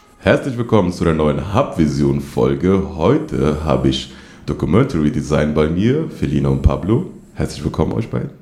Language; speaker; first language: German; native; German